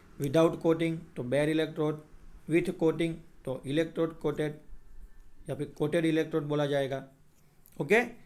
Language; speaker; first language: Hindi; non-native, local second language; Gujarati